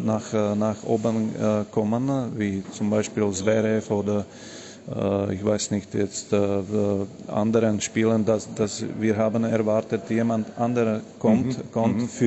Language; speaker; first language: German; non-native, fluent; Slovak